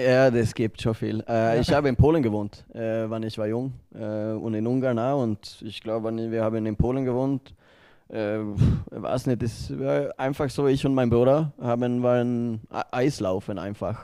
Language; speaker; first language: German; non-native, learner; Swedish